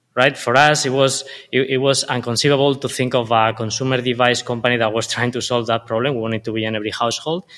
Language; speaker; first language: English; non-native, fluent; Spanish